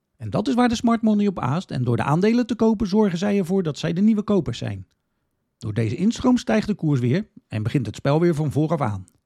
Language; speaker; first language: Dutch; native; Dutch